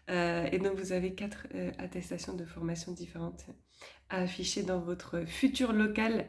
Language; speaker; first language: French; native; French